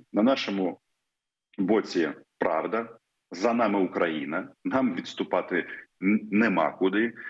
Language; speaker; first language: Ukrainian; native; Ukrainian